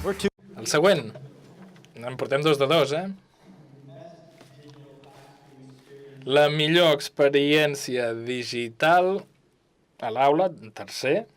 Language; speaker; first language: Catalan; non-native, fluent; English